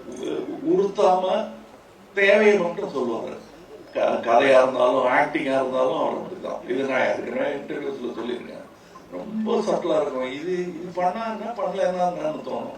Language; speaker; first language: Tamil; native; Tamil